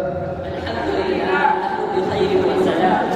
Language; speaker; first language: Arabic; non-native, learner; Urdu